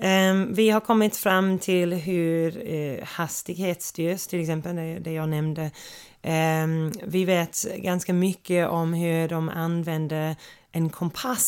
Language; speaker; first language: Swedish; non-native, fluent; English